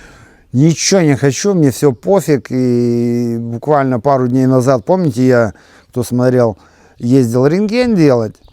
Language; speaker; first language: Russian; native; Russian